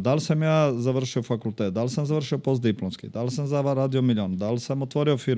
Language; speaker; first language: Croatian; native; Croatian